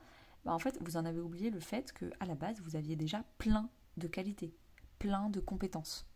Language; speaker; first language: French; native; French